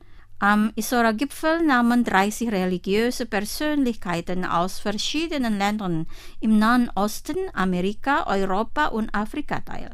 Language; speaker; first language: German; non-native, fluent; Indonesian